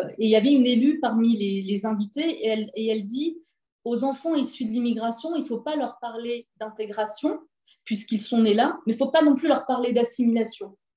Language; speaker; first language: French; early bilingual, other home language; Turkish